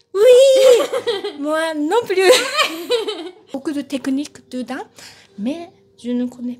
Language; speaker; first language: French; non-native, learner; Japanese